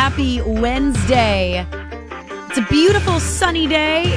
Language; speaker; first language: English; native; English